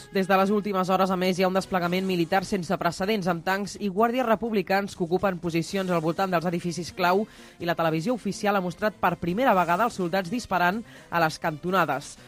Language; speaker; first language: Catalan; native; Catalan